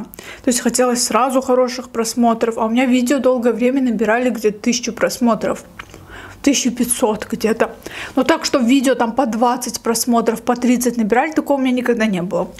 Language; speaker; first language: Russian; native; Russian